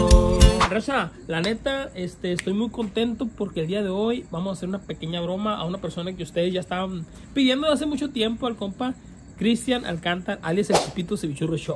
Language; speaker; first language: Spanish; native; Spanish